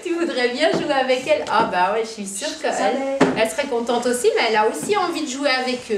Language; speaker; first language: French; native; French